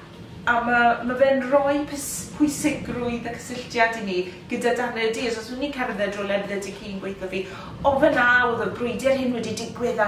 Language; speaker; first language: Welsh; native; Welsh